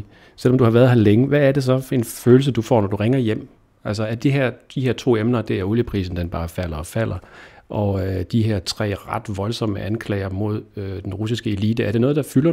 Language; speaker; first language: Danish; native; Danish